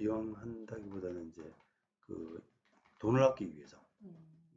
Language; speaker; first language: Korean; native; Korean